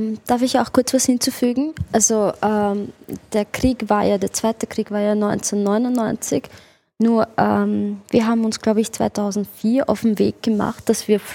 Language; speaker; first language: German; early bilingual, other home language; Chechen